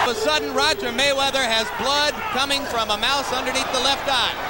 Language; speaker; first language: English; native; English